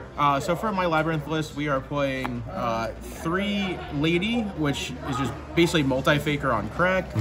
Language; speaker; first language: English; native; English